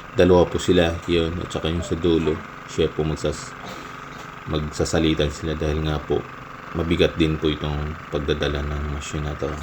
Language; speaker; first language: Filipino; non-native, local second language; Masbatenyo